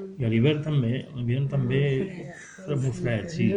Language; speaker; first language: Catalan; non-native, learner; Arabic